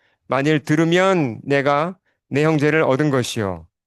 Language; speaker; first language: Korean; native; Korean